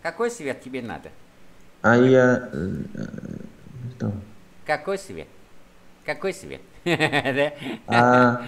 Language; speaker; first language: Russian; non-native, fluent; Vietnamese